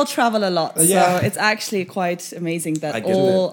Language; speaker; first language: English; non-native, local second language; Japanese